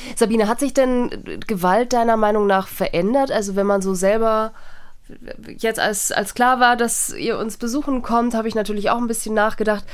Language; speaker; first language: German; native; German